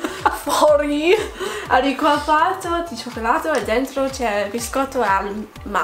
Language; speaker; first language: Italian; non-native, fluent; English